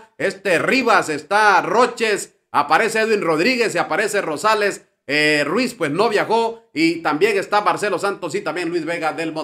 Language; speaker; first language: Spanish; native; Spanish